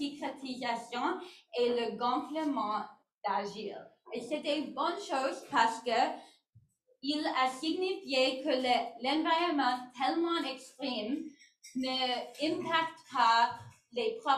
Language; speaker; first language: French; non-native, learner; English